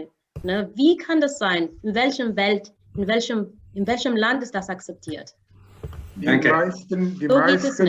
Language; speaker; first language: German; non-native, learner; Amharic